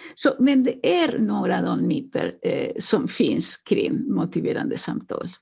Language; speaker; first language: Swedish; non-native, fluent; Spanish